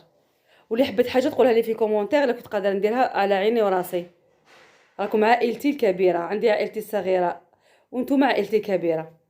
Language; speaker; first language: Arabic; native; Arabic